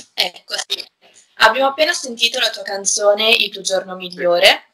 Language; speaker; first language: Italian; non-native, fluent; Russian